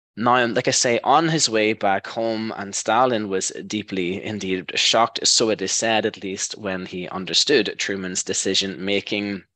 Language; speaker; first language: English; native; English